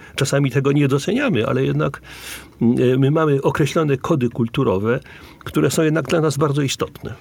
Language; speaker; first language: Polish; native; Polish